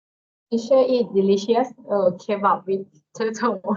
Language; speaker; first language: English; non-native, learner; Thai